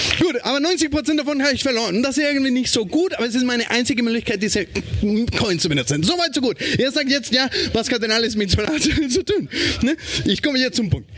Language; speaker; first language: German; non-native, fluent; Spanish